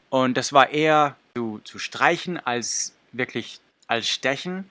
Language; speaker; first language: German; non-native, fluent; English